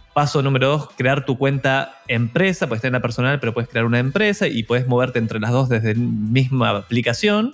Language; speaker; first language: Spanish; native; Spanish